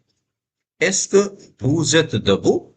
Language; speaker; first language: French; non-native, fluent; Hindi